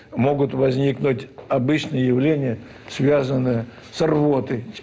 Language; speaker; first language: Russian; native; Russian